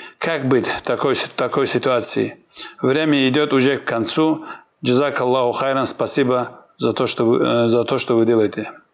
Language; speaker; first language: Russian; non-native, local second language; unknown